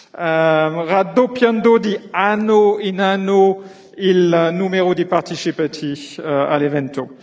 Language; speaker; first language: Italian; non-native, learner; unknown